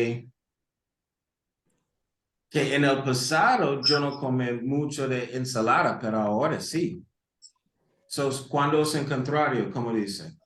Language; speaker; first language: Spanish; non-native, learner; English